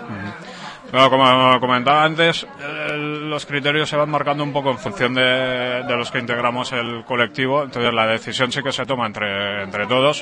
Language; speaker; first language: Spanish; native; Spanish